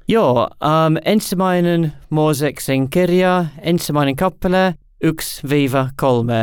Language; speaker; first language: Finnish; non-native, learner; English